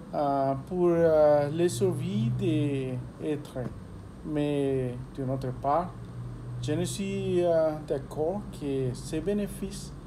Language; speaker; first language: French; non-native, learner; Spanish